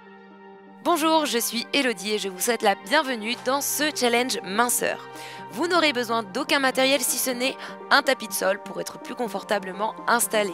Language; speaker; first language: French; native; French